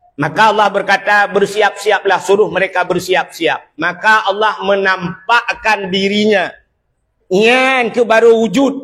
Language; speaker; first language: Malay; non-native, local second language; Achinese